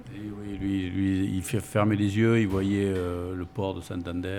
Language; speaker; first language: French; non-native, local second language; Spanish